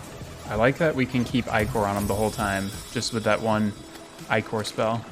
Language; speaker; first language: English; native; English